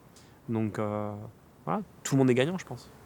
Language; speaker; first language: French; native; French